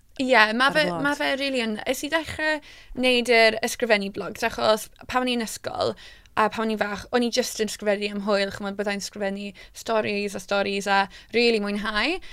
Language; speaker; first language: Welsh; non-native, local second language; English